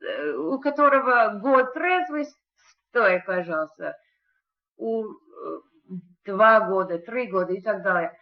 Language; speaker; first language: Russian; non-native, learner; English